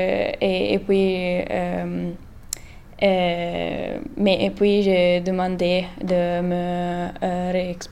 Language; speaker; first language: French; non-native, learner; Italian